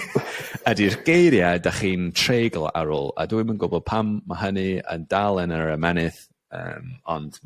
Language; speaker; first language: Welsh; non-native, learner; English